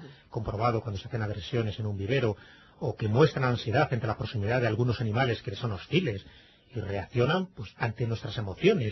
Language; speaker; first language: Spanish; native; Spanish